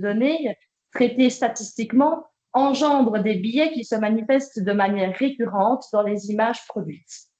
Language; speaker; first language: French; native; French